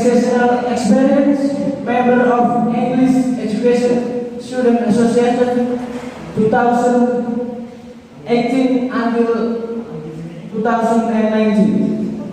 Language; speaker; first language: English; non-native, learner; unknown